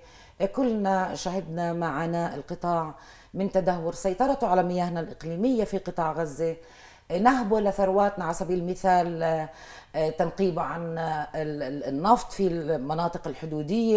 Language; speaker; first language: Arabic; native; Arabic